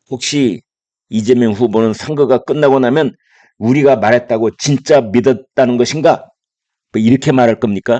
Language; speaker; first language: Korean; native; Korean